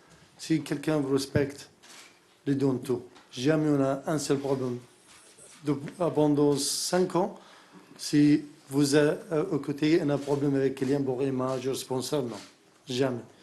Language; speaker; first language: French; non-native, learner; Arabic